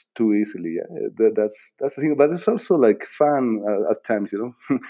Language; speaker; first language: English; non-native, fluent; Spanish